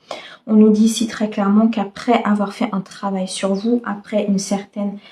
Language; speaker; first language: French; native; French